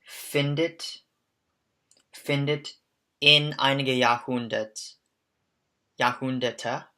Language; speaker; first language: German; non-native, learner; English